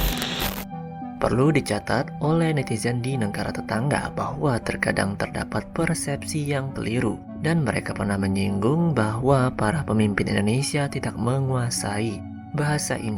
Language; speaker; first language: Indonesian; native; Indonesian